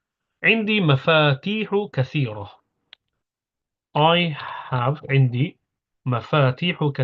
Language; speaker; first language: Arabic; non-native, fluent; English